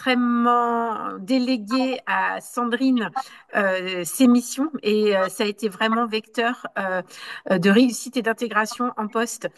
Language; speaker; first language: French; native; French